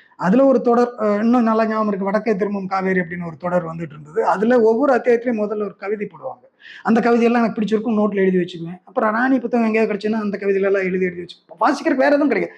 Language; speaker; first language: Tamil; non-native, local second language; Malayalam